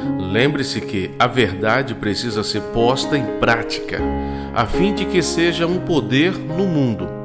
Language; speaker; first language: Portuguese; native; Portuguese